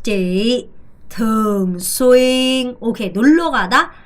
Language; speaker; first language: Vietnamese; non-native, fluent; Korean